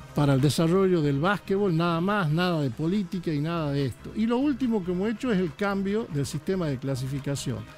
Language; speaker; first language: Spanish; native; Spanish